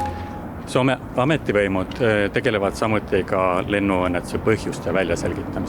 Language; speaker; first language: Estonian; native; Estonian